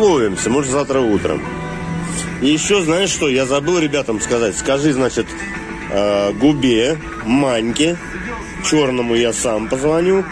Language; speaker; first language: Russian; native; Russian